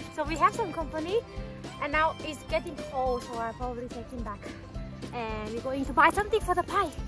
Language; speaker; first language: English; non-native, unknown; Thai